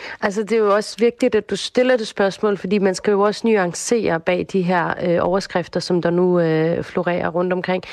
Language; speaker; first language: Danish; early bilingual, other home language; Arabic